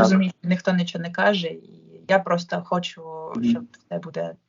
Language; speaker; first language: Ukrainian; non-native, local second language; Russian